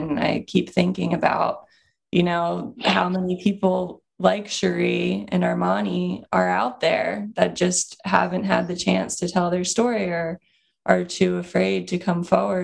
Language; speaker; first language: English; native; English